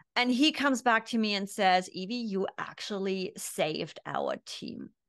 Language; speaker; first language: English; non-native, fluent; German